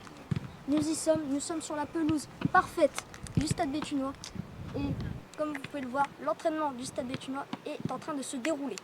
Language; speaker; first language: French; native; French